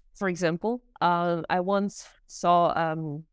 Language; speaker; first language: English; non-native, fluent; Portuguese